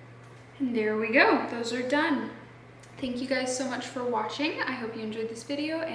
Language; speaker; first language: English; native; English